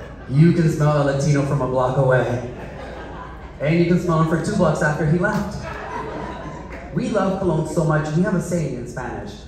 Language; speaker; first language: English; early bilingual, other home language; Spanish